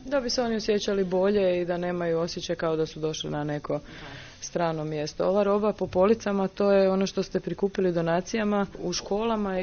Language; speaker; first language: Croatian; native; Croatian